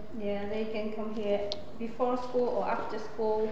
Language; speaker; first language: English; non-native, learner; Polish